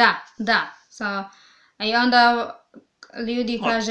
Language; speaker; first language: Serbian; non-native, learner; English